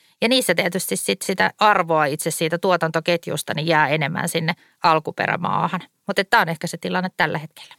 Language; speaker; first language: Finnish; native; Finnish